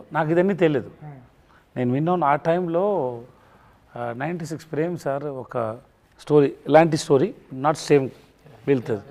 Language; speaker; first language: Telugu; non-native, learner; Tamil